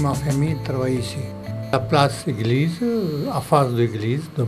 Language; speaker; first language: French; non-native, learner; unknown